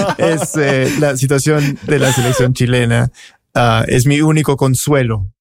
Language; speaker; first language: Spanish; early bilingual, heritage; Spanish